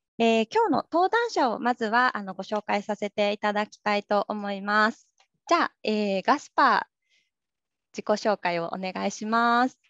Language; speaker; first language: Japanese; native; Japanese